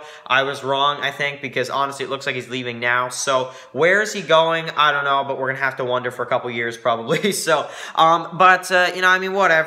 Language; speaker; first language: English; native; English